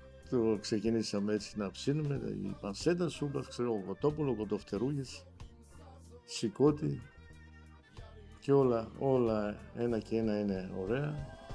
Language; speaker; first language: Greek; non-native, fluent; Armenian